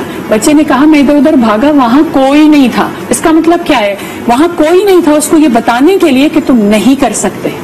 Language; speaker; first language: Urdu; native; Urdu